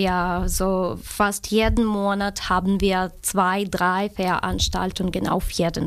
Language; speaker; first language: German; non-native, learner; Ukrainian